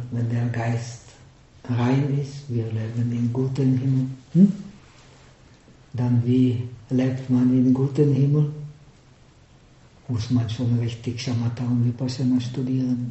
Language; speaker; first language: German; non-native, fluent; Czech